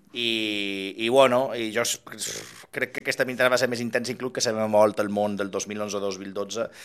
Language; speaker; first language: Catalan; native; Catalan